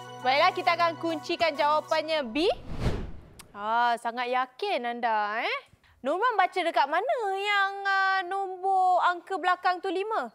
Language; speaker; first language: Malay; native; Malay